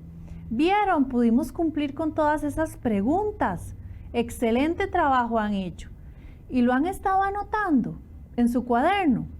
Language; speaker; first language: Spanish; native; Spanish